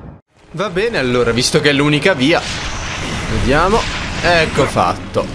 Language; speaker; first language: Italian; native; Italian